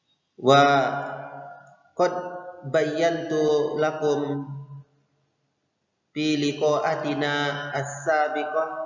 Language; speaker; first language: Arabic; non-native, fluent; Indonesian